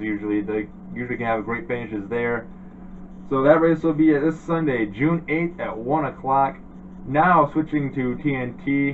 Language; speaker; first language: English; native; English